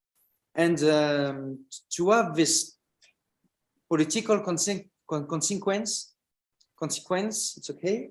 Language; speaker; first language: English; non-native, learner; French